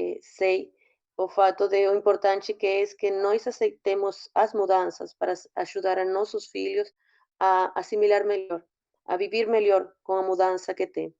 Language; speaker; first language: Portuguese; non-native, fluent; Spanish